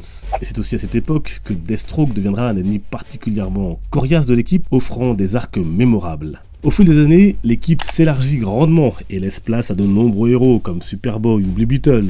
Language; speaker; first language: French; native; French